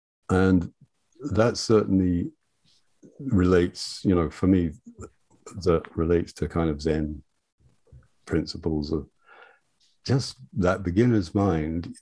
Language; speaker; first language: English; native; English